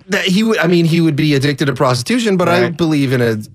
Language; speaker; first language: English; native; English